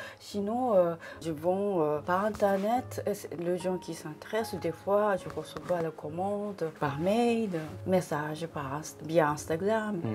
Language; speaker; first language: French; non-native, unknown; Japanese